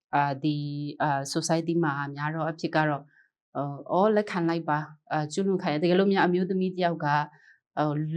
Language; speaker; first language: Burmese; non-native, local second language; Kachin